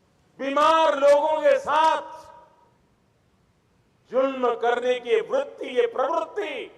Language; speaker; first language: Hindi; non-native, local second language; Gujarati